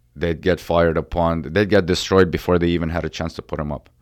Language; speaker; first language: English; early bilingual, other home language; Ukrainian